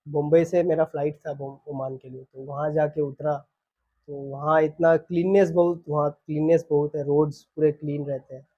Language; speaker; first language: Hindi; non-native, local second language; Bangla